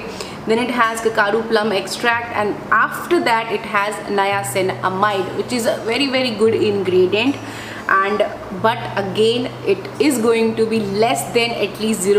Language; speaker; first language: English; non-native, local second language; Hindi